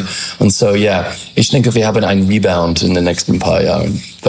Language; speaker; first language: German; non-native, fluent; English